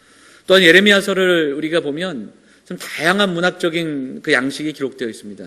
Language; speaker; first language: Korean; native; Korean